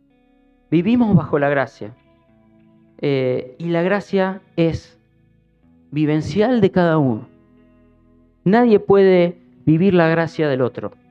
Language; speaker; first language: Spanish; native; Spanish